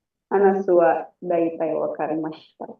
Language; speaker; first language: Japanese; non-native, learner; Indonesian